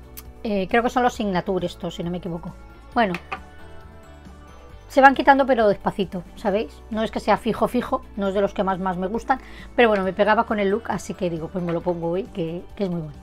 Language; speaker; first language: Spanish; native; Spanish